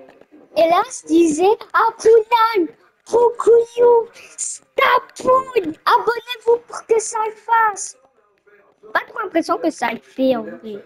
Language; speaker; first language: French; native; French